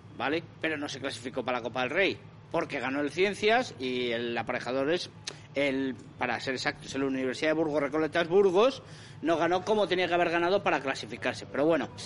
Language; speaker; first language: Spanish; native; Spanish